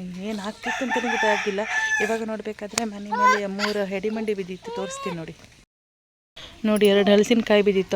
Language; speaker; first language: Kannada; native; Kannada